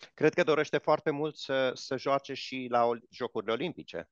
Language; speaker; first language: Romanian; native; Romanian